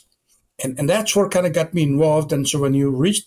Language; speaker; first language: English; non-native, local second language; Gujarati